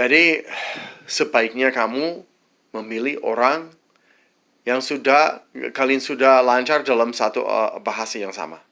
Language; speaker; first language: Indonesian; non-native, fluent; English